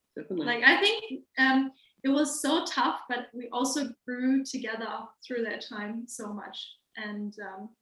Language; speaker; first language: English; non-native, fluent; German